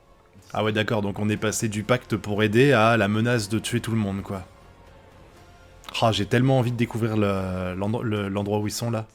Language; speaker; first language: French; native; French